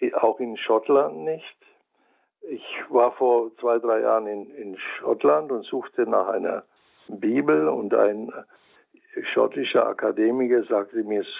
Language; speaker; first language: German; native; German